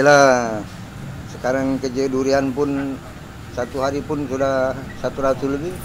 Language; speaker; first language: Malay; non-native, local second language; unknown